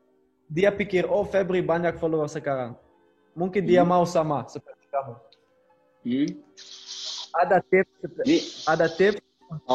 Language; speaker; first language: Indonesian; non-native, learner; Dutch